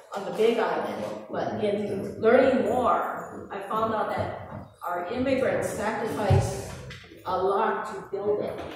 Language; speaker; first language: English; native; English